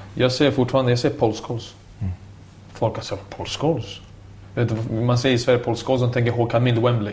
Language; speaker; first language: Swedish; early bilingual, other home language; Serbian